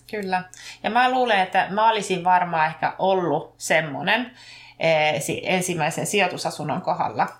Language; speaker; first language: Finnish; native; Finnish